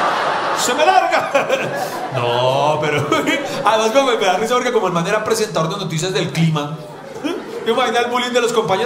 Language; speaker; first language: Spanish; native; Spanish